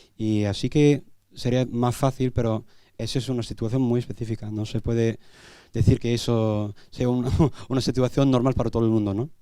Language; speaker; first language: Spanish; non-native, fluent; English